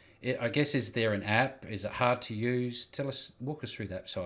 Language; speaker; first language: English; native; English